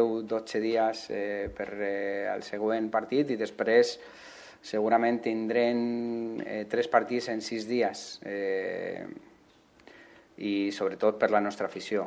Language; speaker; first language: Catalan; non-native, local second language; Spanish